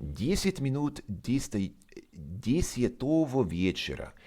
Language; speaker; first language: Russian; non-native, fluent; English